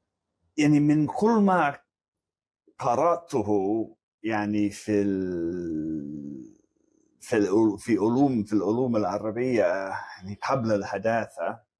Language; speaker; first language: Arabic; non-native, fluent; English